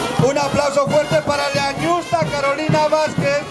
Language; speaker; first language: Spanish; native; Spanish